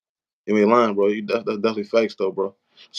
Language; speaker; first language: English; native; English